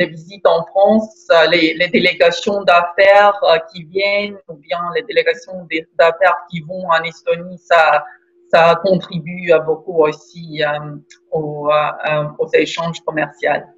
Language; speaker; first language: French; non-native, fluent; Estonian